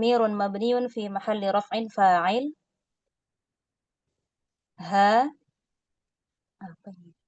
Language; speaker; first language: Arabic; non-native, learner; Indonesian